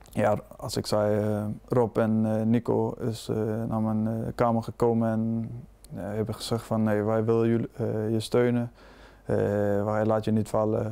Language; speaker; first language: Dutch; non-native, fluent; Danish